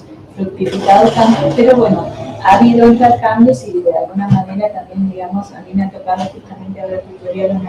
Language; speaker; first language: Spanish; native; Spanish